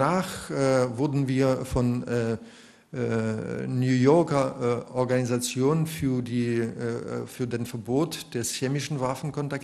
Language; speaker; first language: German; non-native, fluent; Russian